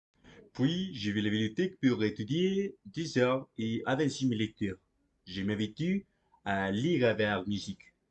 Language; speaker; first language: French; non-native, learner; Spanish